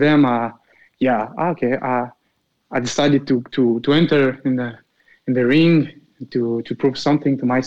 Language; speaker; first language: English; non-native, fluent; Arabic